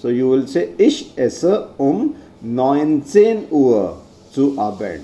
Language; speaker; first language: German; non-native, fluent; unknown